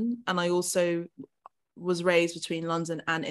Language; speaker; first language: English; native; English